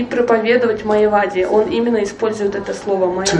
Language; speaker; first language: Russian; native; Russian